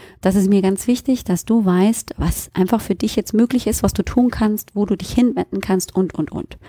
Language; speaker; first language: German; native; German